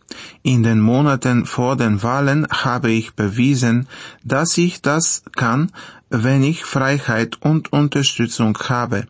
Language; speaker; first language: German; non-native, fluent; Bulgarian